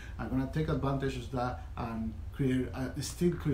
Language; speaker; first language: English; non-native, fluent; Spanish